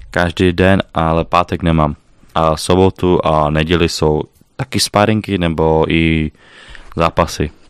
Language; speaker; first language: Czech; early bilingual, heritage; Czech